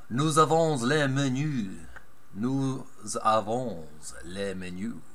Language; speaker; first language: French; non-native, learner; English